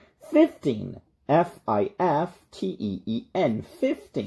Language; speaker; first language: English; non-native, fluent; Portuguese